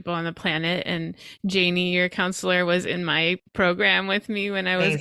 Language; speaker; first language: English; native; English